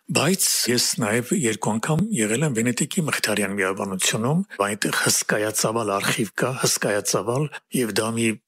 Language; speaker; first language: Armenian; native; Armenian